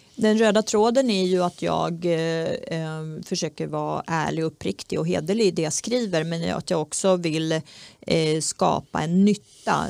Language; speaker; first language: Swedish; early bilingual, other home language; Czech